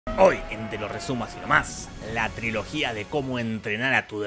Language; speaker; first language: Spanish; native; Spanish